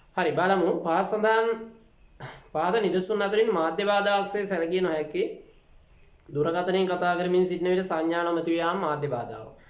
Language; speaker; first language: Sinhala; native; Sinhala